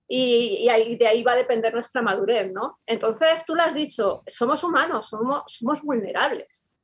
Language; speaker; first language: Spanish; native; Spanish